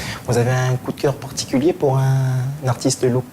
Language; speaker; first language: French; native; French